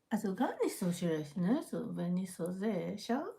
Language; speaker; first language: German; non-native, learner; Japanese